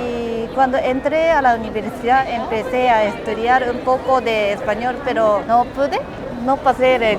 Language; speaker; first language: Spanish; non-native, fluent; Japanese